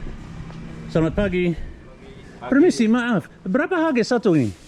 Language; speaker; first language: Indonesian; non-native, learner; English